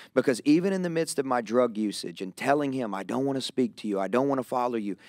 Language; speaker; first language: English; native; English